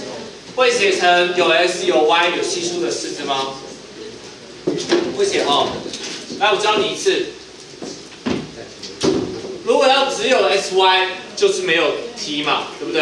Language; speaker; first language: Chinese; native; Chinese